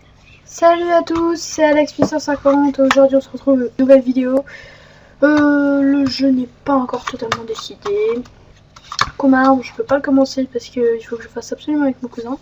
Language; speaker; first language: French; native; French